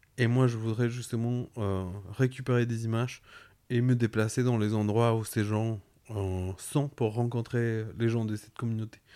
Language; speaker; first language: French; non-native, fluent; Spanish